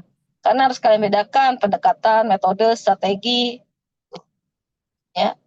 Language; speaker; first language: Indonesian; native; Indonesian